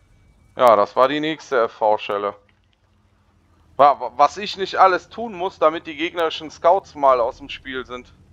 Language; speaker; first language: German; native; German